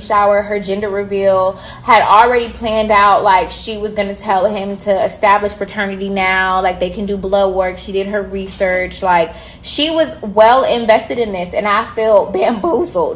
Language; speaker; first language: English; native; English